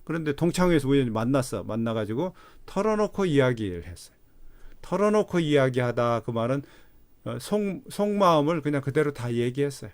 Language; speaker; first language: Korean; native; Korean